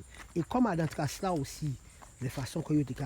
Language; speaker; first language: French; non-native, local second language; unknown